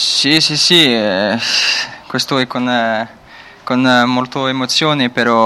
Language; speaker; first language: Italian; non-native, learner; French